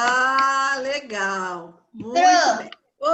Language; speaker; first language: Portuguese; native; Portuguese